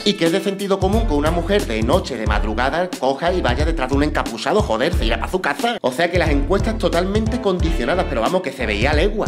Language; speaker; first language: Spanish; native; Spanish